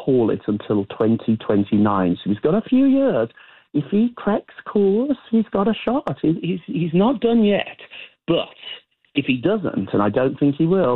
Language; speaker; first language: English; native; English